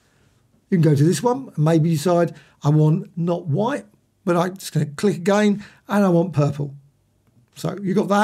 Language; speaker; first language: English; native; English